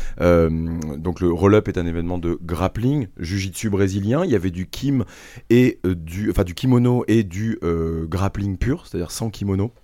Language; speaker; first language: French; native; French